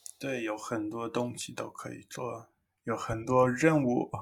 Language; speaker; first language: Chinese; non-native, fluent; English